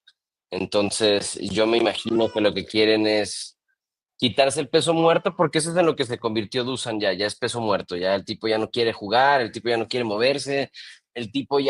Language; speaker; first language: Spanish; native; Spanish